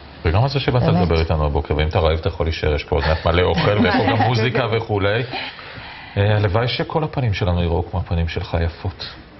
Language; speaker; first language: Hebrew; native; Hebrew